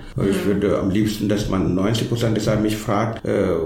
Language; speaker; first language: German; non-native, fluent; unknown